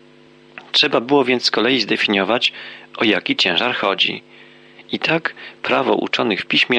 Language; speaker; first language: Polish; native; Polish